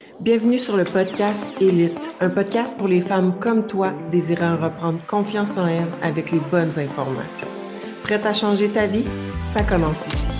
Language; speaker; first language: French; native; French